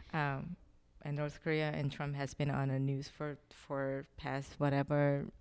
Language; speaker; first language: English; non-native, fluent; Korean